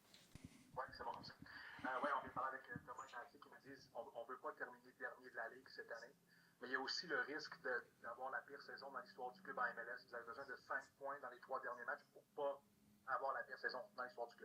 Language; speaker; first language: French; native; French